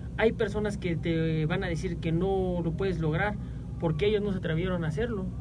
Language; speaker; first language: Spanish; native; Spanish